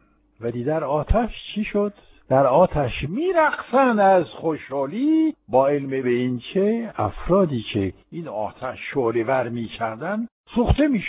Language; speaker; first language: Persian; non-native, fluent; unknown